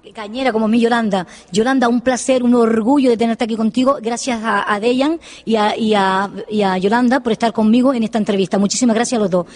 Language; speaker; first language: Spanish; native; Spanish